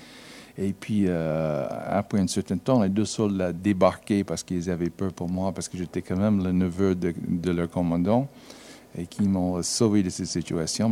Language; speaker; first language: French; non-native, fluent; English